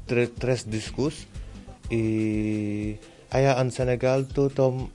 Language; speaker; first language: Catalan; non-native, learner; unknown